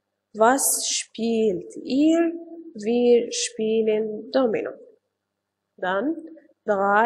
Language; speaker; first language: German; non-native, fluent; Arabic